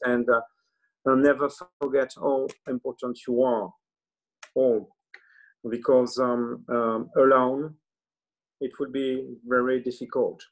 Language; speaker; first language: English; non-native, learner; French